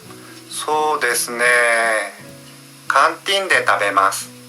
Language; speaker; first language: Japanese; non-native, learner; Indonesian